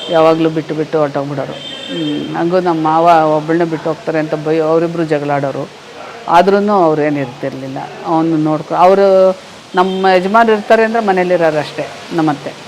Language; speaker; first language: Kannada; native; Kannada